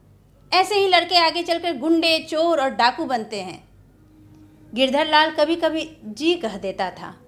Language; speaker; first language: Hindi; native; Hindi